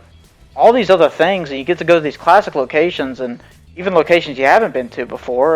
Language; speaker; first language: English; native; English